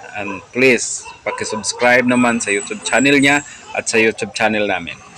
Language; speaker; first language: Filipino; non-native, local second language; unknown